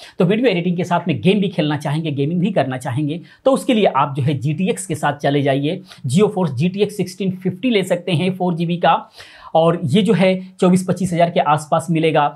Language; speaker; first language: Hindi; native; Hindi